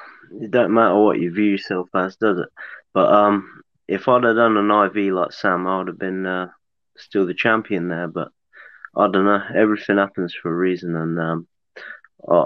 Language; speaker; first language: English; native; English